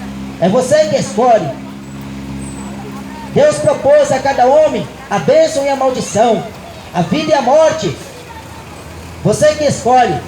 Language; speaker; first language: Portuguese; native; Portuguese